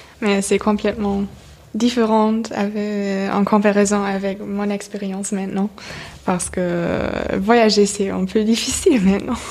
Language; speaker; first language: French; non-native, fluent; German